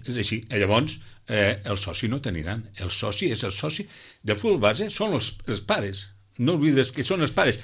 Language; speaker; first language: Catalan; native; Catalan